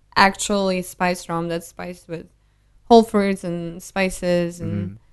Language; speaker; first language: English; non-native, fluent; Russian